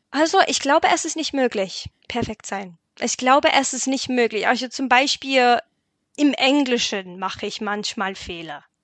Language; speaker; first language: German; non-native, fluent; English